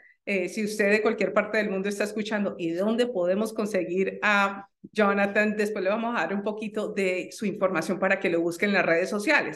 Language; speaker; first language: Spanish; native; Spanish